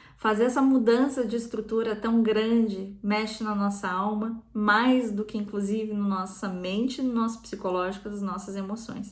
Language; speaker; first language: Portuguese; native; Portuguese